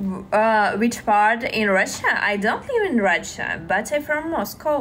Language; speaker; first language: English; non-native, learner; Russian